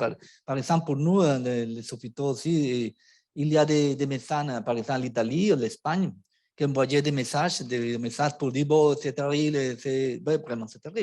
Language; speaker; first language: French; non-native, fluent; Spanish